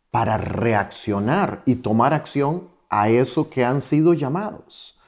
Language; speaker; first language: Spanish; native; Spanish